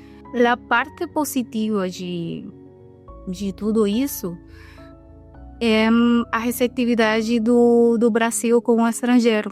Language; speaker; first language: Portuguese; non-native, fluent; Spanish